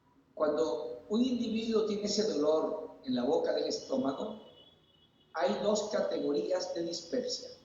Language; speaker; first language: Spanish; native; Spanish